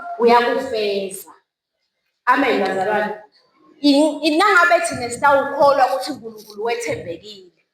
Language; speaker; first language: Zulu; non-native, local second language; Swati